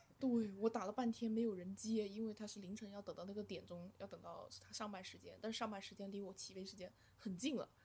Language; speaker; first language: Chinese; native; Chinese